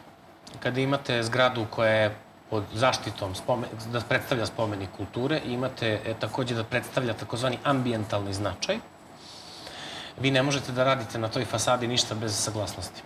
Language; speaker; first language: Serbian; native; Serbian